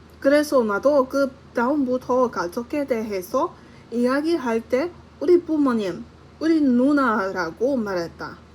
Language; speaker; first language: Korean; non-native, learner; English